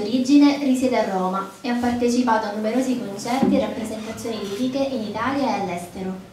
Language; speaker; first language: Italian; native; Italian